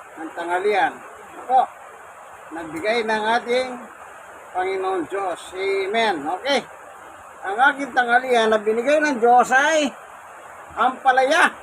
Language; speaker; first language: Filipino; non-native, local second language; Pampanga